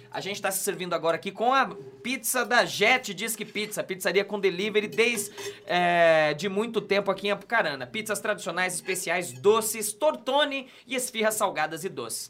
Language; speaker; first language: Portuguese; native; Portuguese